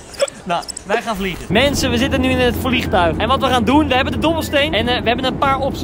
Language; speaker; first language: Dutch; native; Dutch